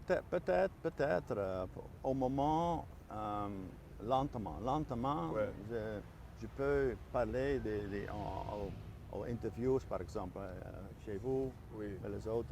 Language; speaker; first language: French; non-native, fluent; Dutch